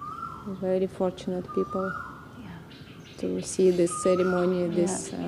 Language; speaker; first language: English; non-native, learner; Russian